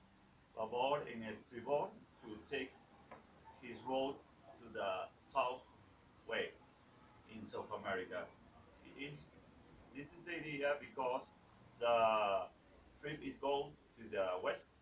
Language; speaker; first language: English; non-native, learner; Spanish